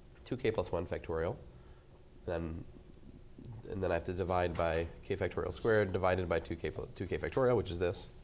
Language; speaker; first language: English; native; English